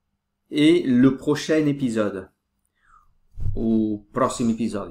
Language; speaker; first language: French; native; French